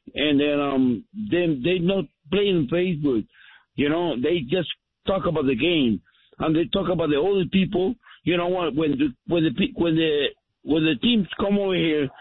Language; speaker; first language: English; non-native, learner; Spanish